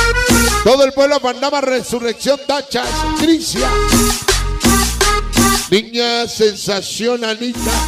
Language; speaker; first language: Spanish; native; Spanish